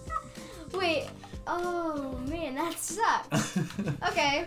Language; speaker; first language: English; native; English